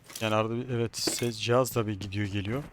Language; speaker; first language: Turkish; native; Turkish